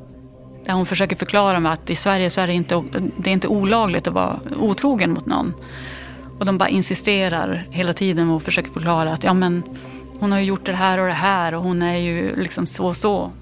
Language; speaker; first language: Swedish; native; Swedish